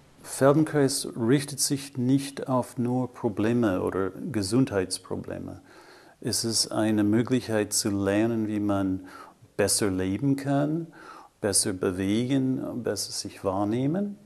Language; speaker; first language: German; non-native, fluent; English